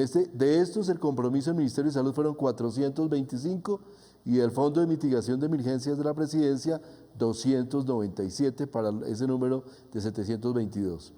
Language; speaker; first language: Spanish; native; Spanish